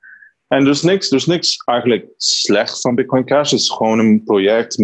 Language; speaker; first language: Dutch; non-native, learner; Spanish